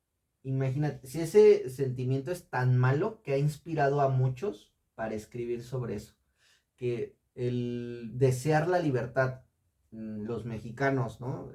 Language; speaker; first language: Spanish; native; Spanish